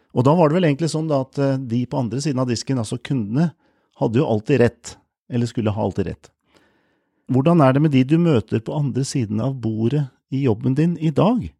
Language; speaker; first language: Norwegian; native; Norwegian